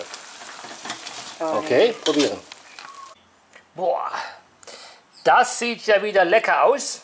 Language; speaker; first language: German; native; German